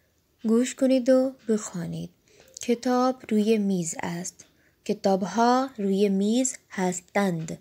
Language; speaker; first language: Persian; non-native, fluent; Urdu